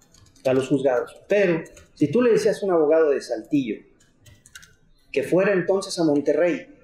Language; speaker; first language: Spanish; native; Spanish